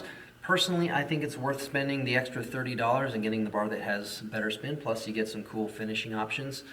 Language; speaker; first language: English; native; English